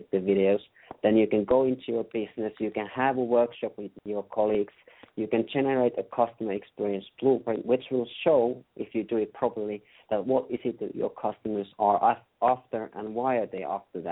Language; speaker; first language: English; non-native, fluent; Finnish